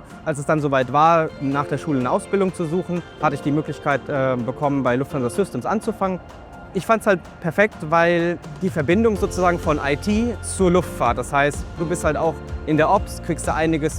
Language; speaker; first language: German; native; German